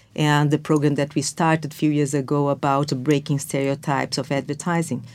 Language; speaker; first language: English; non-native, fluent; Portuguese